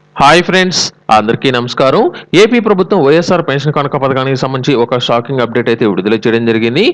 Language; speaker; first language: Telugu; native; Telugu